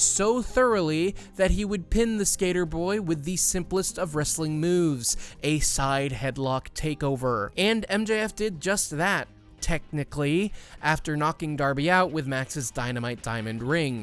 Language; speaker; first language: English; native; English